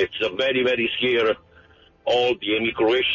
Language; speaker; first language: English; non-native, fluent; Italian